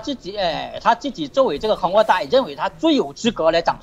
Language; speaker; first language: Chinese; native; Chinese